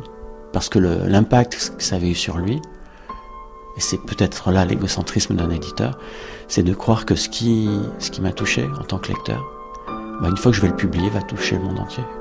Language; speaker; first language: French; native; French